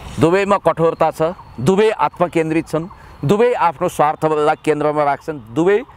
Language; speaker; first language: Nepali; native; Nepali